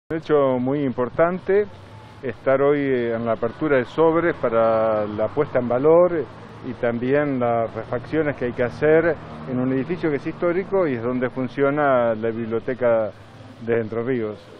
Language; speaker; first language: Spanish; native; Spanish